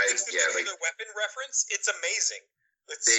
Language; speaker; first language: English; native; English